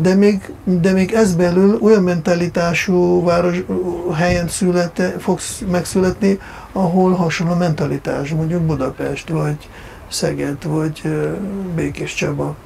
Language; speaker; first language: Hungarian; non-native, fluent; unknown